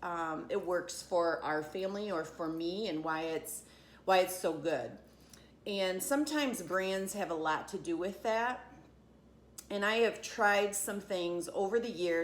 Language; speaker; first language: English; native; English